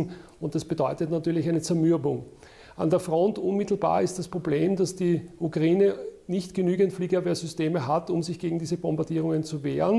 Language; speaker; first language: German; native; German